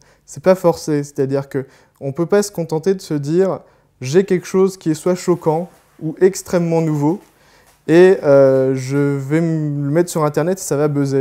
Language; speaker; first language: French; native; French